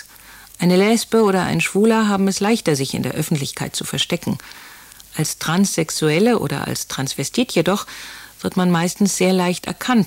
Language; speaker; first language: German; native; German